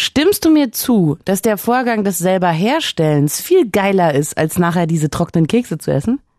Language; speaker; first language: German; native; German